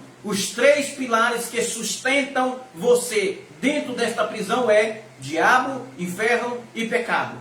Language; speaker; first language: Portuguese; native; Portuguese